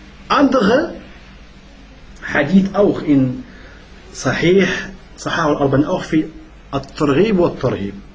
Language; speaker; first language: German; non-native, learner; Arabic